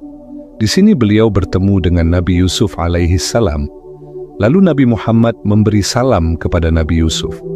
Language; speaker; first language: Indonesian; native; Indonesian